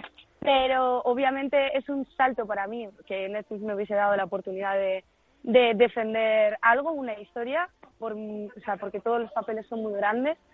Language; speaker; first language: Spanish; native; Spanish